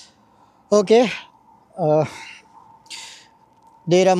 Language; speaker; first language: Hindi; non-native, learner; Bangla